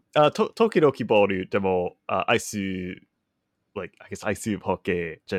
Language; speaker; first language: Japanese; non-native, learner; English